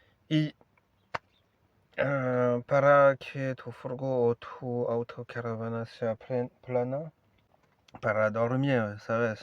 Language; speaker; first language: Spanish; non-native, learner; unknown